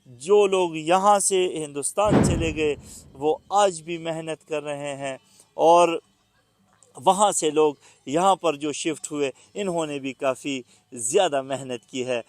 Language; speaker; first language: Urdu; non-native, local second language; Pashto